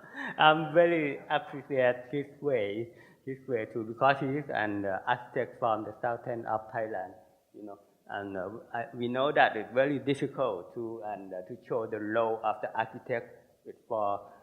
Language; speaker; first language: English; non-native, learner; Thai